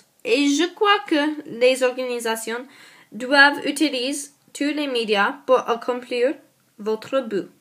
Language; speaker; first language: French; non-native, learner; English